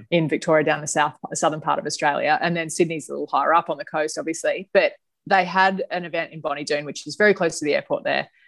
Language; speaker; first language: English; native; English